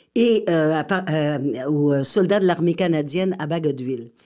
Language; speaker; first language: French; native; French